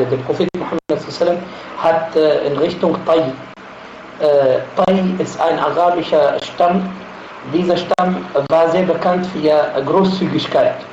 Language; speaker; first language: German; non-native, fluent; Arabic